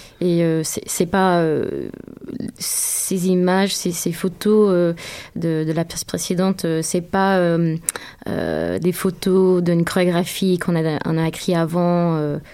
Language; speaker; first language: French; non-native, fluent; English